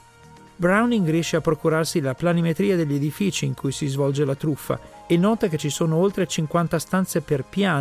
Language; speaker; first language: Italian; native; Italian